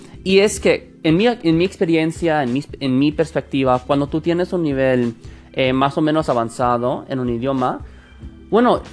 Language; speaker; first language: Spanish; non-native, fluent; English